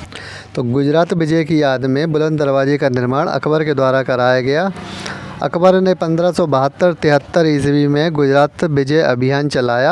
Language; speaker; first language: Hindi; native; Hindi